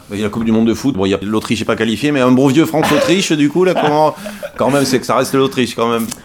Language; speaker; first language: French; native; French